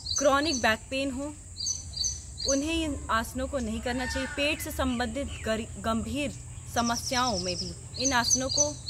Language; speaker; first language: Hindi; native; Hindi